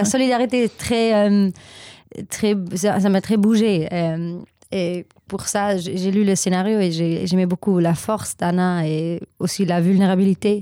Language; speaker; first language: French; non-native, learner; German